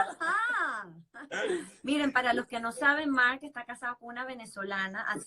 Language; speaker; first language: Spanish; native; Spanish